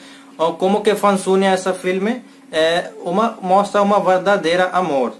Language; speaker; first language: Portuguese; non-native, learner; Hindi